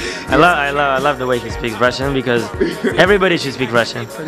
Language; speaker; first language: English; non-native, fluent; Russian